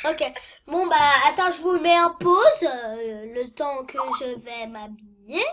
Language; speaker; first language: French; native; French